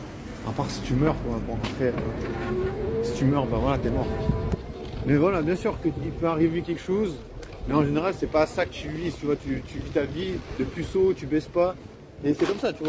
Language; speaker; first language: French; native; French